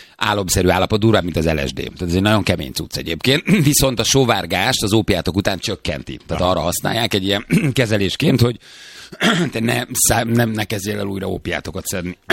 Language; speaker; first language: Hungarian; native; Hungarian